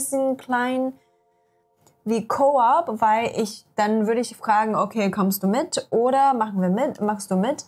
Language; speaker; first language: German; non-native, learner; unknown